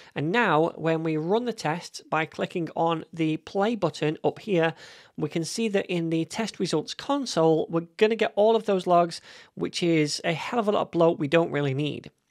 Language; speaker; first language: English; native; English